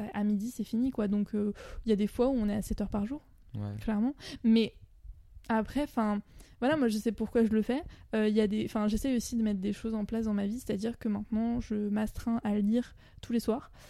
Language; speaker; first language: French; native; French